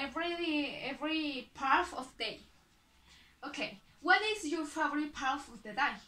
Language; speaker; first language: English; non-native, learner; Spanish